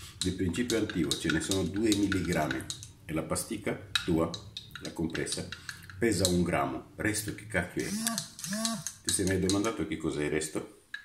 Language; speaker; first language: Italian; non-native, fluent; Romanian